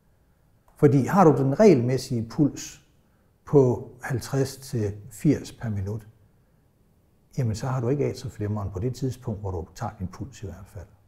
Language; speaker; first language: Danish; native; Danish